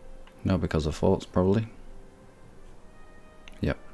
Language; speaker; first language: English; native; English